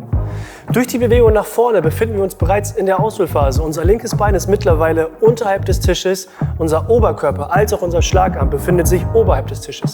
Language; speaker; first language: German; native; German